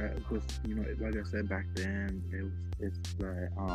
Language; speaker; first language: English; early bilingual, other home language; Spanish